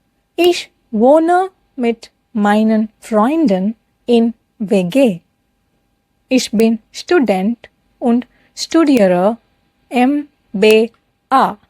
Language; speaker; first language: German; non-native, fluent; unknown